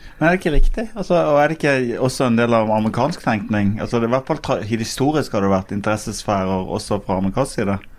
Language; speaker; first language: Norwegian; native; Norwegian